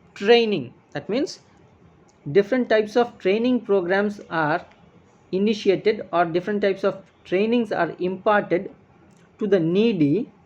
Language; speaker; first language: English; non-native, local second language; Tamil